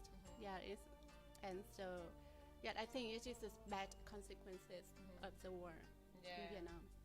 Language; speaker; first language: English; non-native, learner; Vietnamese